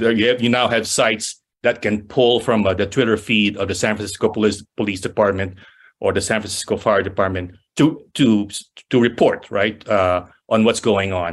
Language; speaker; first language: English; non-native, local second language; Filipino